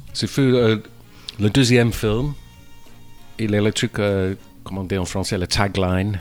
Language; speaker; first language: French; non-native, fluent; English